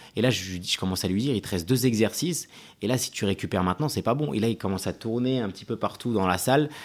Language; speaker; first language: French; early bilingual, other home language; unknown